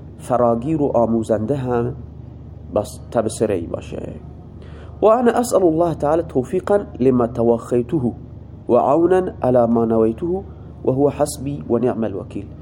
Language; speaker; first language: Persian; non-native, local second language; Baluchi